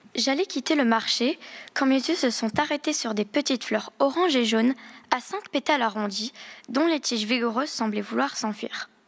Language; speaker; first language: French; native; French